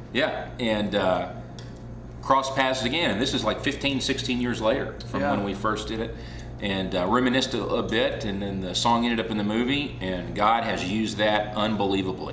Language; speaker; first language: English; native; English